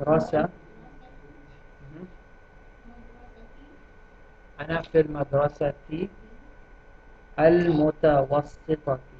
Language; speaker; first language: Arabic; non-native, fluent; English